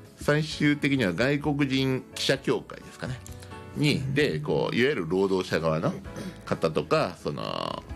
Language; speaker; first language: Japanese; native; Japanese